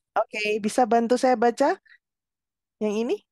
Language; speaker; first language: Indonesian; native; Indonesian